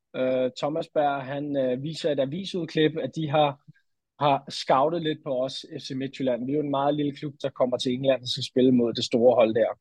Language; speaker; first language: Danish; native; Danish